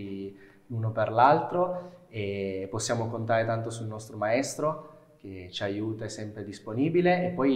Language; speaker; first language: Italian; native; Italian